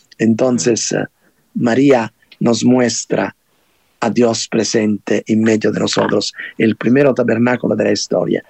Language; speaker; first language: Spanish; non-native, fluent; Italian